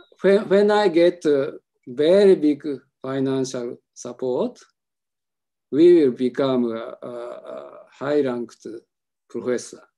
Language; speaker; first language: English; non-native, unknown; Japanese